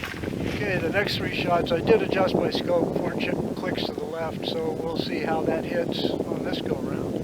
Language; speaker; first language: English; native; English